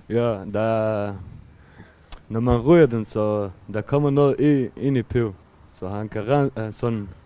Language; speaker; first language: Danish; non-native, learner; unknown